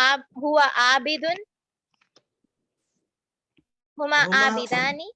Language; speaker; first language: Arabic; non-native, learner; Urdu